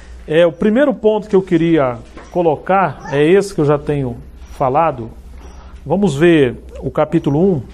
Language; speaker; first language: Portuguese; native; Portuguese